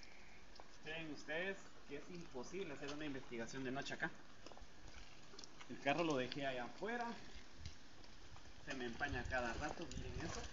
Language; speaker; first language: Spanish; native; Spanish